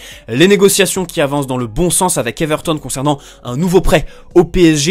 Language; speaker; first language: French; native; French